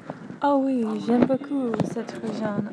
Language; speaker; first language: French; non-native, learner; English